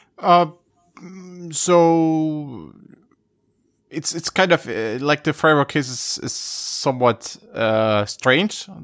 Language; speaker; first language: English; non-native, fluent; German